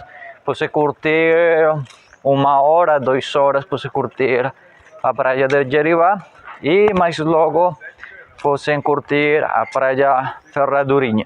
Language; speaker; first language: Portuguese; non-native, learner; Spanish